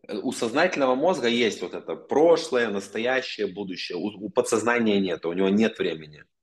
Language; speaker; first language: Russian; non-native, local second language; Ukrainian